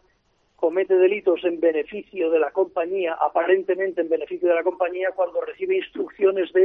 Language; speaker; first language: Spanish; native; Spanish